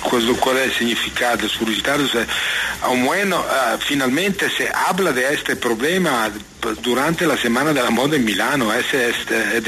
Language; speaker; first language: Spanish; non-native, learner; Italian